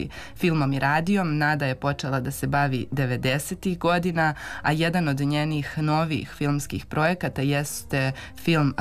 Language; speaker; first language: Serbian; native; Serbian